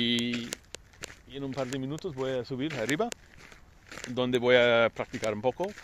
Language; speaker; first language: Spanish; non-native, fluent; English